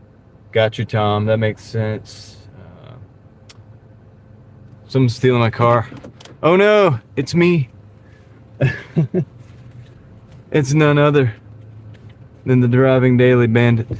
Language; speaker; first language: English; native; English